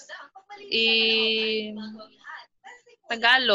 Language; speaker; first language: Spanish; non-native, learner; Filipino